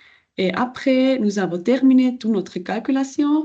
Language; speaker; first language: French; non-native, local second language; German